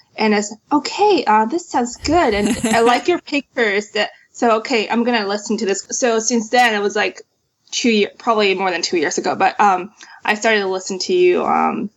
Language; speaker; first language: English; non-native, fluent; Chinese